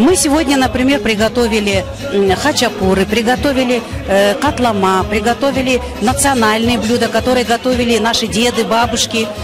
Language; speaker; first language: Russian; native; Russian